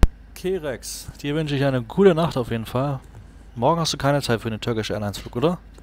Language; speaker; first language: German; native; German